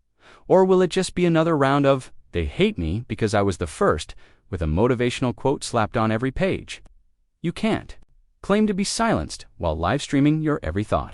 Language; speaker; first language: English; native; English